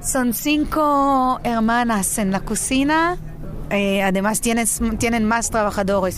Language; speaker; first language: Spanish; non-native, fluent; Hebrew